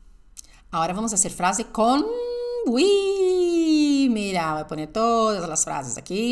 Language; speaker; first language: Spanish; non-native, fluent; Portuguese